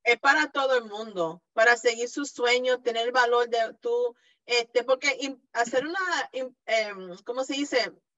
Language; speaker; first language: Spanish; early bilingual, heritage; Spanish